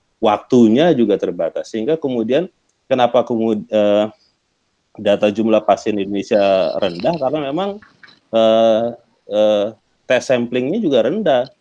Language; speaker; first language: Indonesian; native; Indonesian